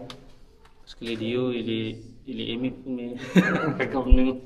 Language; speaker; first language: French; non-native, learner; Balinese